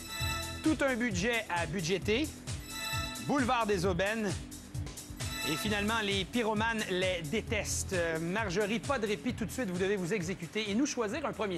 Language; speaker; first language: French; native; French